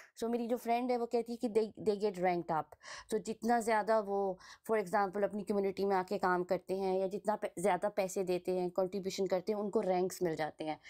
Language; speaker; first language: Hindi; early bilingual, heritage; Hindi